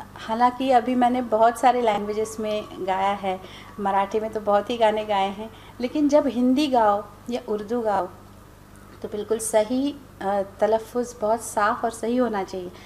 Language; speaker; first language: Hindi; non-native, local second language; Marathi